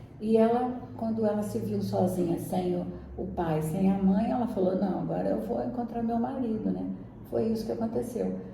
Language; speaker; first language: Portuguese; native; Portuguese